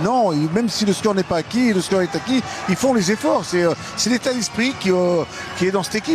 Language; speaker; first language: French; native; French